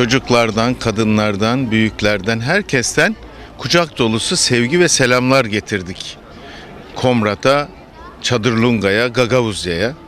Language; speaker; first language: Turkish; native; Turkish